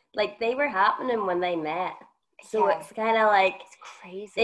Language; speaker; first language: English; native; English